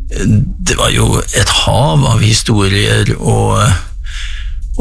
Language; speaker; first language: Norwegian; native; Norwegian